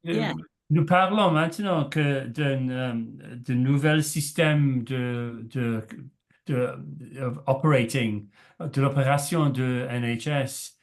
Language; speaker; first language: French; non-native, learner; English